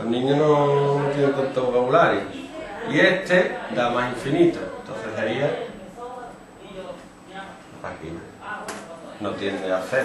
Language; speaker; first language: Spanish; native; Spanish